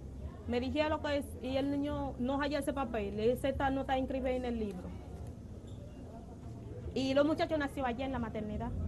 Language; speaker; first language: Spanish; non-native, local second language; Haitian Creole